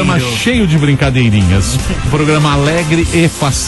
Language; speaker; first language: Portuguese; native; Portuguese